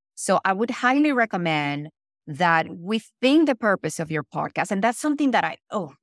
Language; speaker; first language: English; non-native, fluent; Spanish